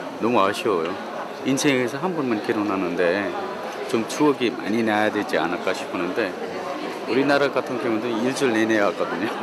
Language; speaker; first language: Korean; non-native, fluent; Nepali